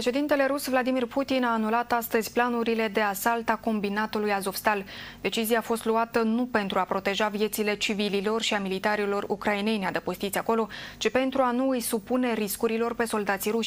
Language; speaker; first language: Romanian; native; Romanian